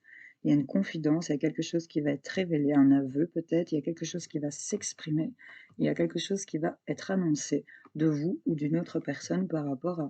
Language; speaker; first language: French; native; French